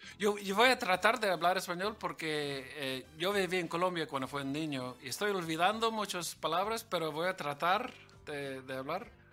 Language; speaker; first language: Spanish; early bilingual, other home language; English